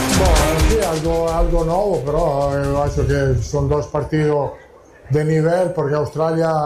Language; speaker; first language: Portuguese; non-native, fluent; Italian